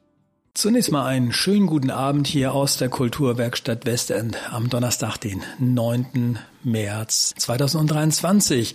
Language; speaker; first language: German; native; German